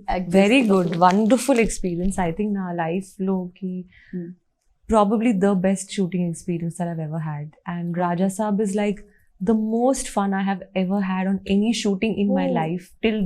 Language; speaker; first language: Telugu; non-native, learner; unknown